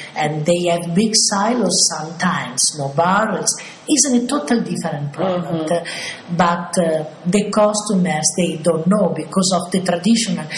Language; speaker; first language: English; non-native, fluent; Italian